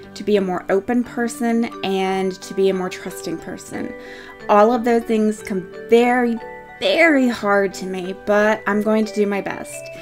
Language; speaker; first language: English; native; English